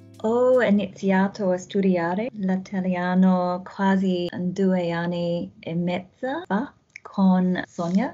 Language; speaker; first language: Italian; non-native, learner; English